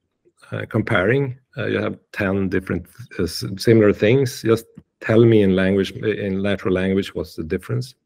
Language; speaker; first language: English; non-native, fluent; Swedish